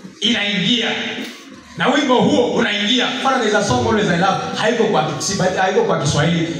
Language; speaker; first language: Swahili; non-native, local second language; Gusii